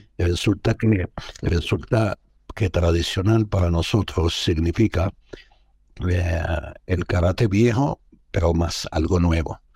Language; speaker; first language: Spanish; non-native, fluent; Arabic